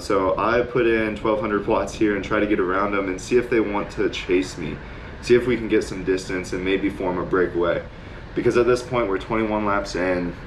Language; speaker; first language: English; native; English